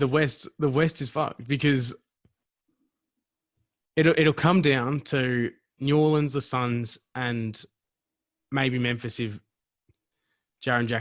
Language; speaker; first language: English; native; English